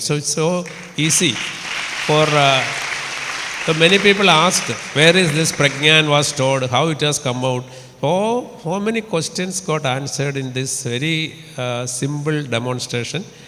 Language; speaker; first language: English; non-native, local second language; Malayalam